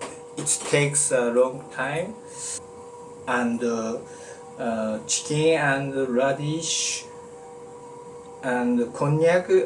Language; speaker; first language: English; non-native, learner; Japanese